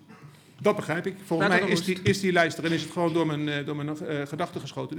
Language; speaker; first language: Dutch; native; Dutch